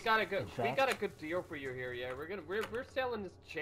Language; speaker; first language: English; native; English